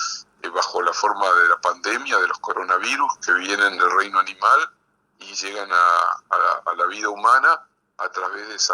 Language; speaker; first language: Spanish; native; Spanish